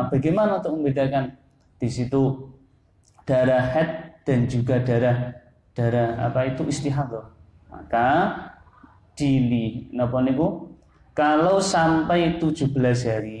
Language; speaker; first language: Indonesian; non-native, local second language; Javanese